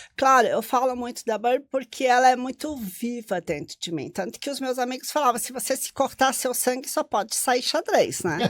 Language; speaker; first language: Portuguese; non-native, local second language; German